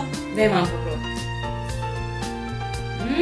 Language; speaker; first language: Russian; native; Russian